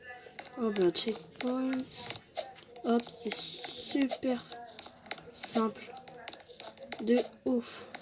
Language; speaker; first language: French; native; French